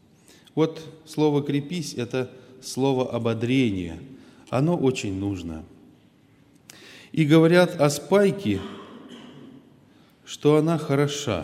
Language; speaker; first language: Russian; native; Russian